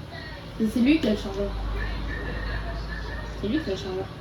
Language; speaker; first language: French; native; French